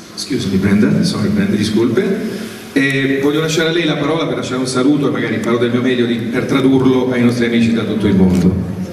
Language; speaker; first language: Italian; native; Italian